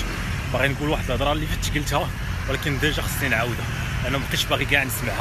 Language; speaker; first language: Arabic; native; Arabic